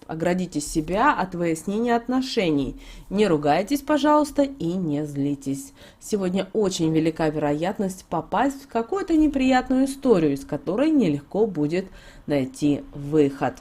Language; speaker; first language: Russian; native; Russian